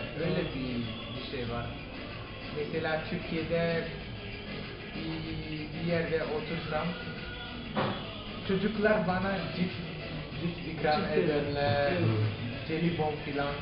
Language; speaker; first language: Turkish; non-native, learner; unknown